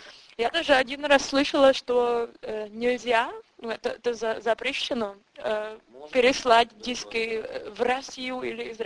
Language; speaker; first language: Russian; non-native, fluent; German